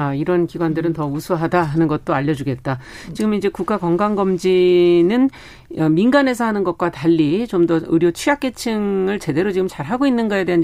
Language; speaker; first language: Korean; native; Korean